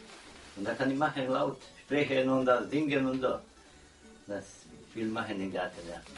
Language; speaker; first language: German; non-native, learner; Croatian